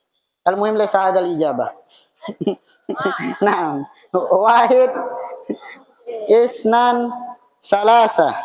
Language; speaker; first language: Arabic; non-native, fluent; Indonesian